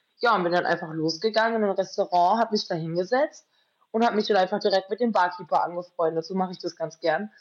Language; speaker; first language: German; native; German